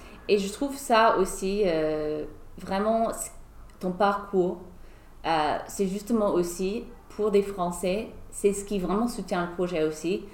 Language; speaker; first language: French; non-native, fluent; English